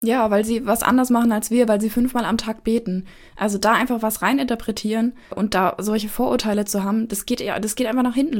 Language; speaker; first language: German; native; German